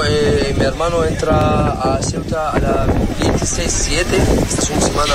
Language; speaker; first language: Spanish; non-native, learner; Arabic